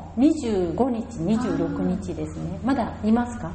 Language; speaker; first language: Japanese; native; Japanese